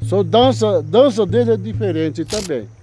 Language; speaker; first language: Portuguese; non-native, local second language; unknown